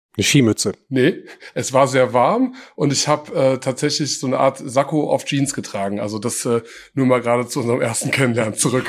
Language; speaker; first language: German; early bilingual, other home language; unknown